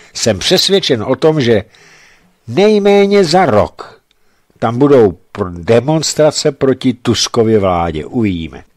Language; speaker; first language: Czech; native; Czech